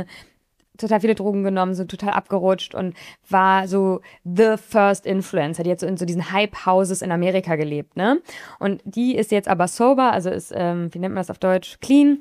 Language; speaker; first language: German; native; German